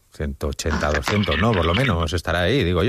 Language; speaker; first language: Spanish; native; Spanish